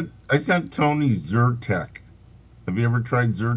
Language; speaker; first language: English; native; English